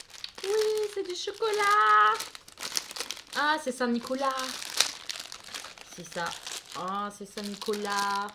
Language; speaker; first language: French; native; French